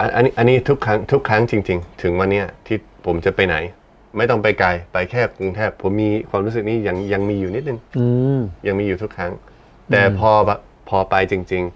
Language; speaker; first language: Thai; non-native, fluent; English